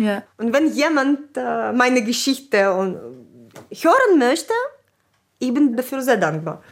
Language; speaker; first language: German; non-native, fluent; Ukrainian